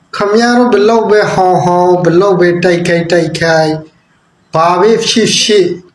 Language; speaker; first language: Burmese; non-native, local second language; Rohingya